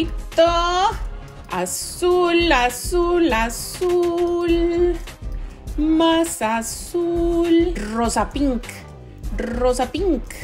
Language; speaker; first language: Spanish; native; Spanish